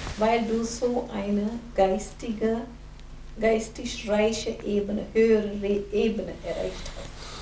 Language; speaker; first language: German; non-native, fluent; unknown